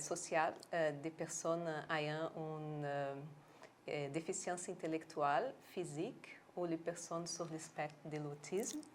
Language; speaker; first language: French; non-native, local second language; English